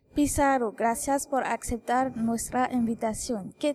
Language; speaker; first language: Spanish; non-native, learner; French